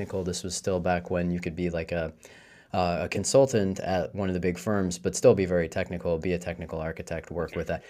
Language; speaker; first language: English; native; English